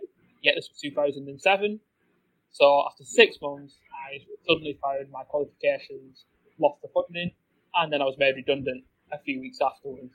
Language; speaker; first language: English; native; English